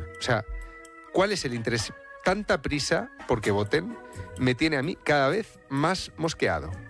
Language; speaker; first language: Spanish; native; Spanish